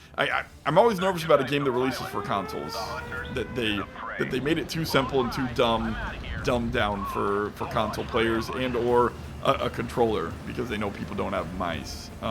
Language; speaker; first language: English; native; English